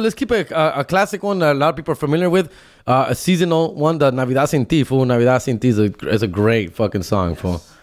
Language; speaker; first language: English; early bilingual, other home language; Spanish